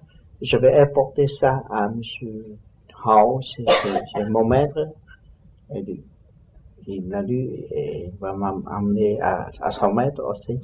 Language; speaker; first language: French; non-native, learner; Vietnamese